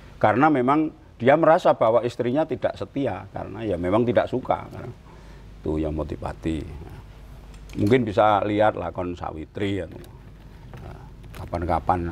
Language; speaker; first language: Indonesian; native; Indonesian